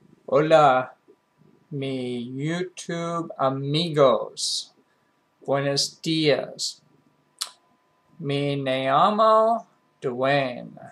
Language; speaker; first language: Spanish; non-native, learner; English